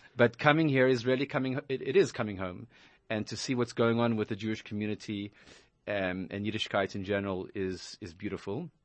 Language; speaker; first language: English; native; English